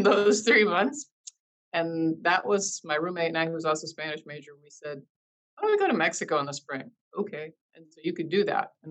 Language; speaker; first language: English; native; English